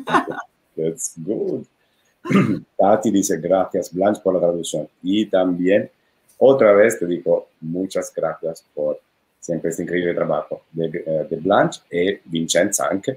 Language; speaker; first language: Spanish; non-native, fluent; Italian